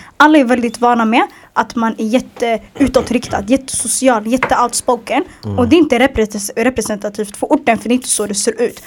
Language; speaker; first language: Swedish; early bilingual, other home language; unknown